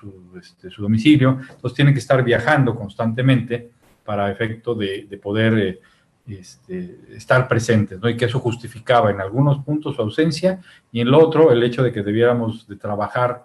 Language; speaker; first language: Spanish; native; Spanish